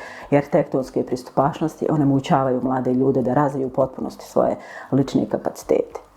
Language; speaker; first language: Bosnian; native; Bosnian